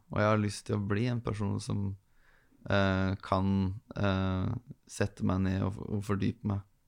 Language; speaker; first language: Norwegian; native; Norwegian